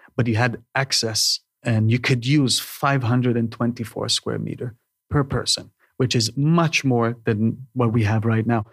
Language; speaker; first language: English; non-native, fluent; Hebrew